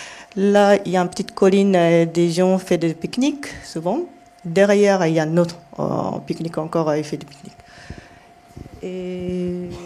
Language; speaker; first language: French; non-native, fluent; Japanese